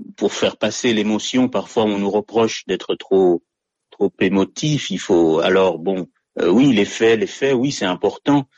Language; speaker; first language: French; non-native, local second language; Malagasy